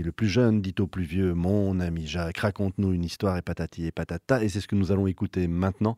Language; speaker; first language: French; native; French